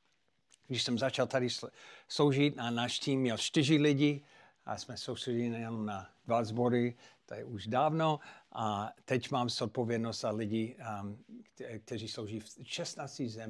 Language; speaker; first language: Czech; non-native, fluent; English